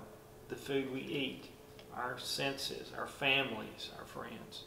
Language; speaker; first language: English; native; English